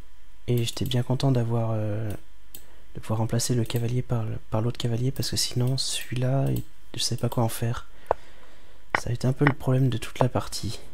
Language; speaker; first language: French; native; French